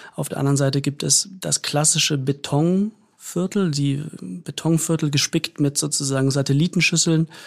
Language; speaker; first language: German; native; German